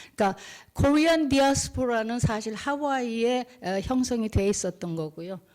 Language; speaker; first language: Korean; native; Korean